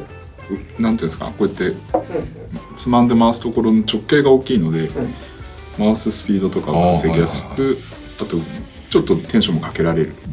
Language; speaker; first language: Japanese; native; Japanese